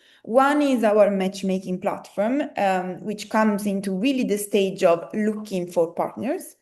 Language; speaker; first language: English; non-native, fluent; Italian